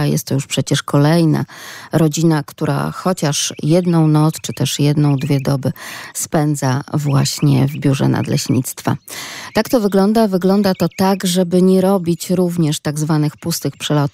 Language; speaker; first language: Polish; native; Polish